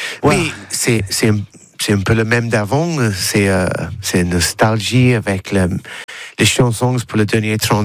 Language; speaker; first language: French; non-native, learner; English